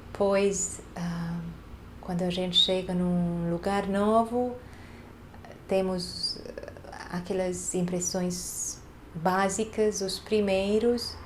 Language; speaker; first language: Portuguese; non-native, fluent; Hungarian